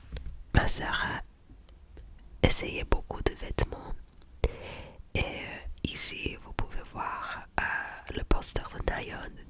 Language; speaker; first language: French; non-native, learner; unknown